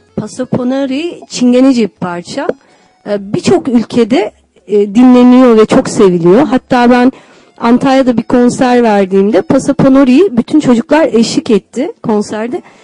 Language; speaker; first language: Turkish; non-native, local second language; Kurdish